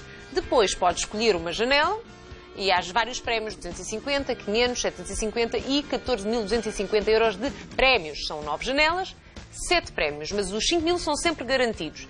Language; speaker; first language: Portuguese; native; Portuguese